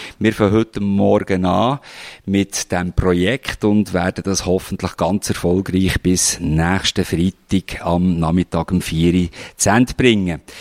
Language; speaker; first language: German; native; German